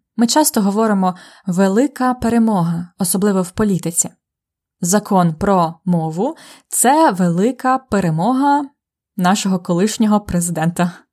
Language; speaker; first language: Ukrainian; native; Ukrainian